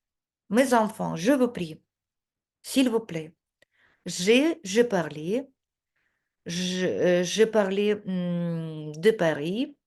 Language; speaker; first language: French; non-native, fluent; Russian